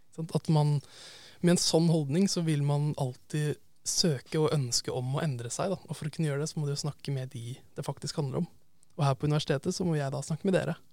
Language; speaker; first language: Norwegian; native; Norwegian